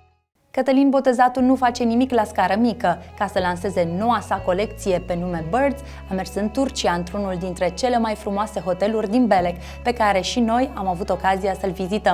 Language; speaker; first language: Romanian; native; Romanian